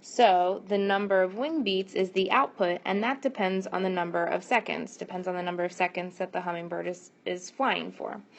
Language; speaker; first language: English; native; English